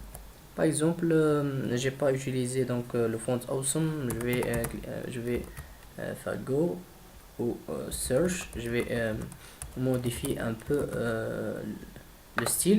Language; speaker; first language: French; non-native, learner; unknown